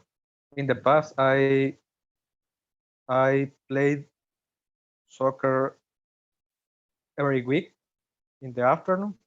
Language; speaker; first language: English; non-native, learner; Spanish